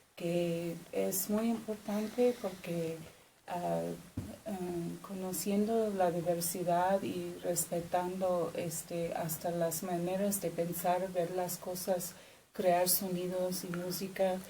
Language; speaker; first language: Spanish; non-native, fluent; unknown